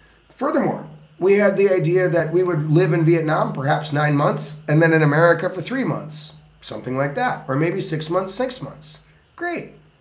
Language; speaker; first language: English; native; English